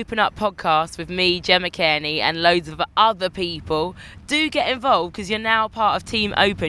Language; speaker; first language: English; native; English